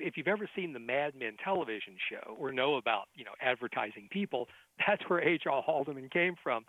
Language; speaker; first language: English; native; English